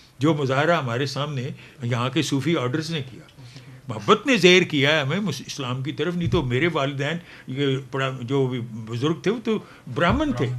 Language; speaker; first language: Urdu; non-native, local second language; Punjabi